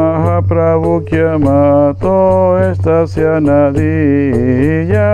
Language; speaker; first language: Italian; non-native, learner; Spanish